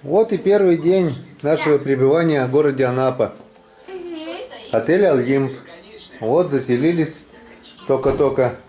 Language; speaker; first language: Russian; native; Russian